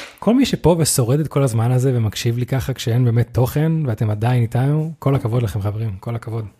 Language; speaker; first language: Hebrew; native; Hebrew